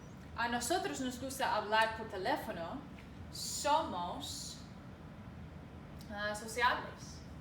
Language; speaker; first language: Spanish; non-native, fluent; English